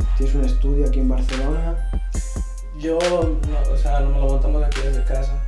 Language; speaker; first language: Spanish; early bilingual, other home language; English